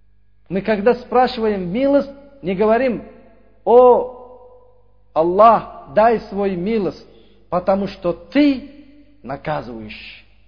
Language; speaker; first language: Russian; non-native, learner; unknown